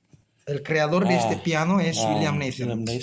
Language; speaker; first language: Spanish; non-native, fluent; Indonesian